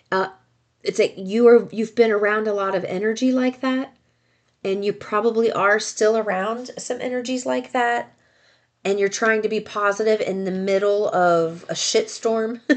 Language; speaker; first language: English; native; English